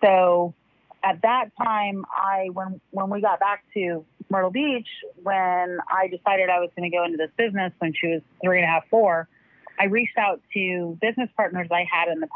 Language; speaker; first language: English; native; English